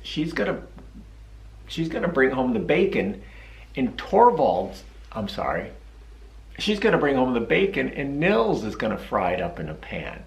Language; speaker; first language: English; native; English